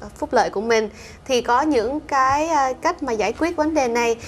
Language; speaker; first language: Vietnamese; early bilingual, heritage; Vietnamese